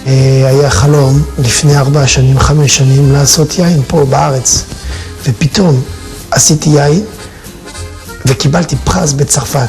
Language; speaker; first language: Hebrew; non-native, learner; French